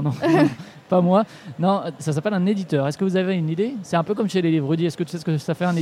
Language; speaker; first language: French; native; French